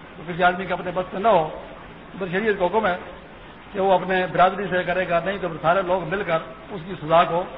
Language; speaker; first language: Urdu; non-native, local second language; Pashto